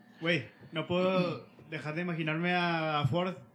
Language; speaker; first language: Spanish; native; Spanish